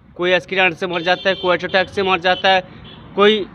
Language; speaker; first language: Hindi; native; Hindi